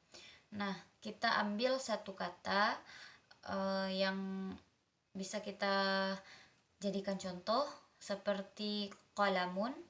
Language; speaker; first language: Indonesian; native; Indonesian